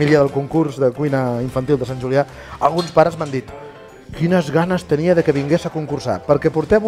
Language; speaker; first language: Catalan; native; Catalan